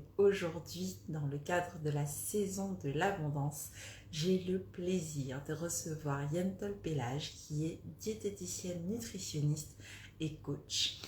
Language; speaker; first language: French; native; French